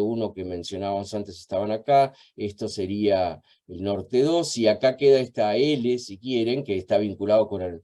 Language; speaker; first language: Spanish; native; Spanish